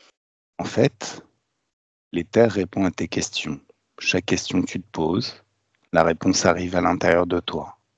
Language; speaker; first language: French; native; French